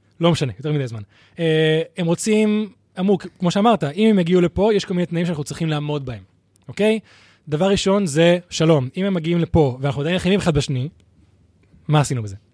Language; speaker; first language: Hebrew; native; Hebrew